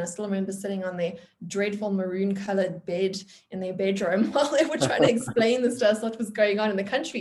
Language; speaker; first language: English; native; English